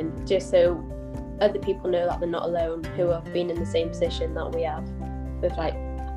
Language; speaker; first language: English; native; English